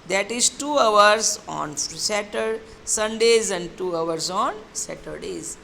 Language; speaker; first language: English; non-native, local second language; Gujarati